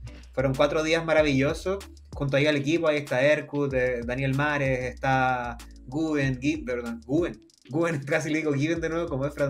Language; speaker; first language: Spanish; native; Spanish